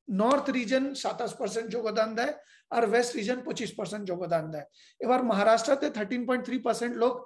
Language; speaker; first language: Bangla; non-native, fluent; Hindi